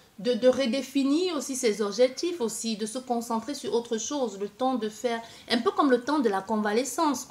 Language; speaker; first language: French; native; French